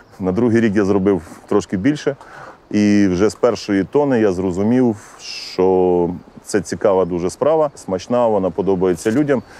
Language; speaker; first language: Ukrainian; native; Ukrainian